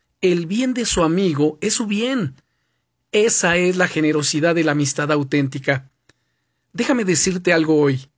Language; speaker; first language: Spanish; native; Spanish